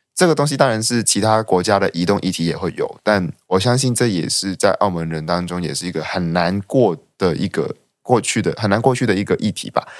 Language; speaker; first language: Chinese; non-native, local second language; Cantonese